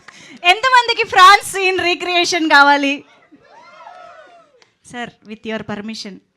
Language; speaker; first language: Telugu; native; Telugu